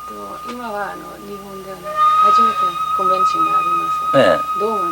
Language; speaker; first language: Japanese; non-native, learner; English